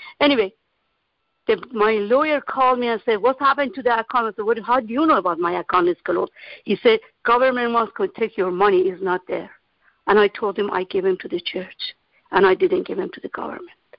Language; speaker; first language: English; non-native, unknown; Persian